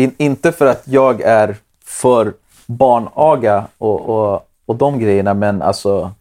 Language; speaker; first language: Swedish; early bilingual, other home language; Spanish